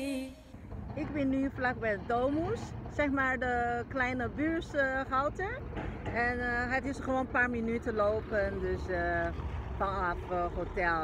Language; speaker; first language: Dutch; non-native, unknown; Chinese